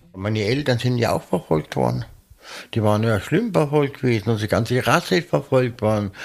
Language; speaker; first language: German; native; German